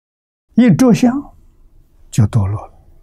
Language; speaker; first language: Chinese; native; Chinese